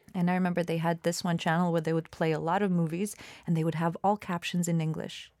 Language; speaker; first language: English; non-native, fluent; Albanian